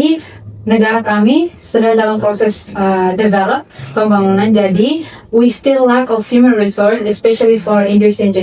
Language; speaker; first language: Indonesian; non-native, fluent; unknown